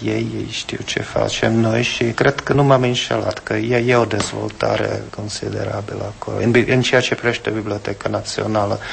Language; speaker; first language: Romanian; non-native, fluent; Czech